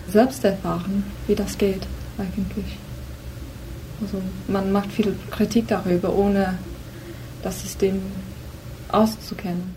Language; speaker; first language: German; non-native, fluent; English